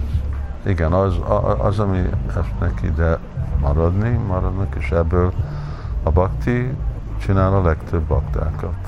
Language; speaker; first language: Hungarian; early bilingual, heritage; Hungarian